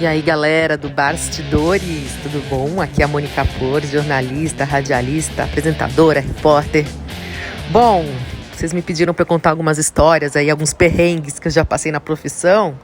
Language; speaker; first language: Portuguese; native; Portuguese